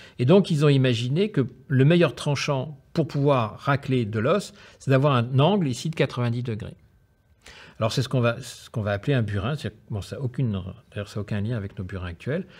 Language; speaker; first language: French; native; French